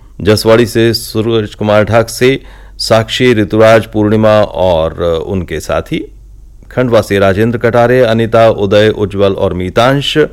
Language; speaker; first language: Hindi; native; Hindi